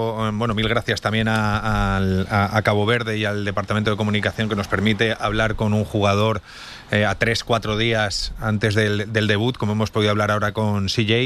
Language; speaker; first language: Spanish; native; Spanish